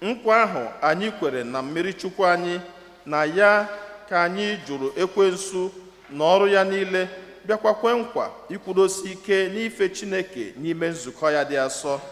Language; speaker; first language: Igbo; native; Igbo